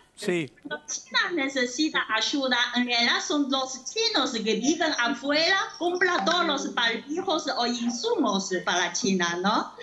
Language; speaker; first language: Spanish; non-native, fluent; Chinese